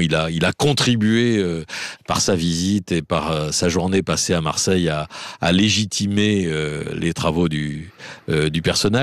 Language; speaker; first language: French; native; French